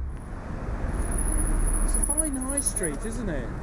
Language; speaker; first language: English; native; English